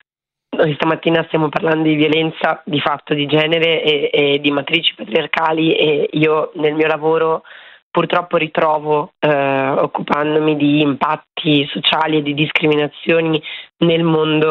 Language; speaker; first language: Italian; native; Italian